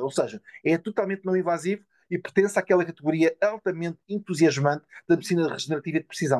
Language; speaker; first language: Portuguese; native; Portuguese